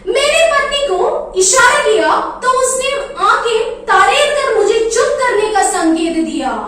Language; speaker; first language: Hindi; non-native, local second language; Malayalam